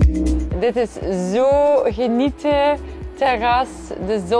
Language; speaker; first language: Dutch; native; Dutch